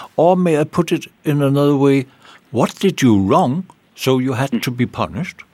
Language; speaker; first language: English; non-native, fluent; Danish